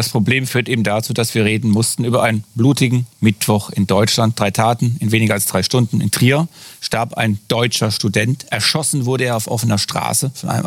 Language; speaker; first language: German; native; German